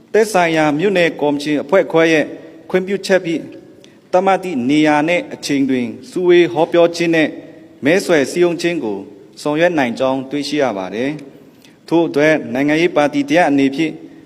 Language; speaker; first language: Burmese; non-native, local second language; Pa'o Karen